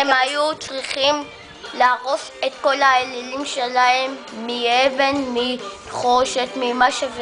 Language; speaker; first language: Hebrew; early bilingual, other home language; Spanish